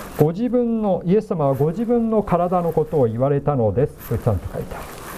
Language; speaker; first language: Japanese; native; Japanese